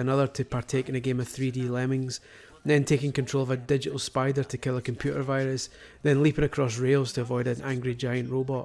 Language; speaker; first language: English; native; English